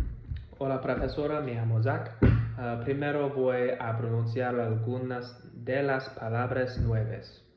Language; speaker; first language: Spanish; non-native, learner; English